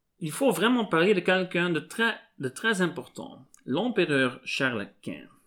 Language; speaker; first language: French; non-native, local second language; Dutch